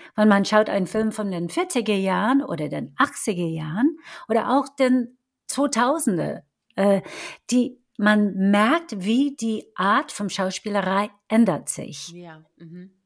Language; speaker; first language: German; non-native, fluent; English